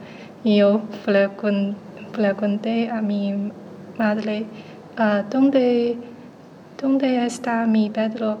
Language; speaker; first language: Spanish; non-native, learner; Chinese